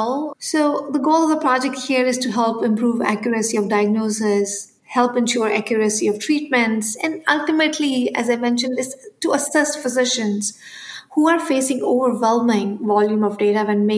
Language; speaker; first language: English; non-native, local second language; Hindi